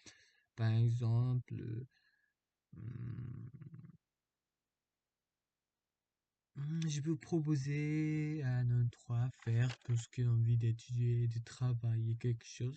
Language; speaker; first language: French; non-native, fluent; Korean